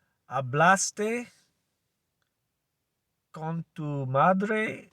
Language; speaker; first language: Spanish; non-native, learner; English